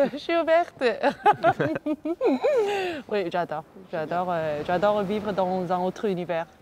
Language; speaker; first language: French; non-native, fluent; Korean